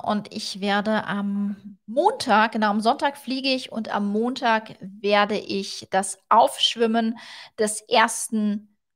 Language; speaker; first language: German; native; German